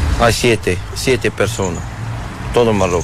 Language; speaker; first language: Spanish; non-native, learner; Arabic